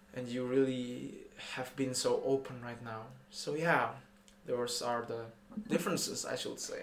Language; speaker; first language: English; non-native, fluent; Indonesian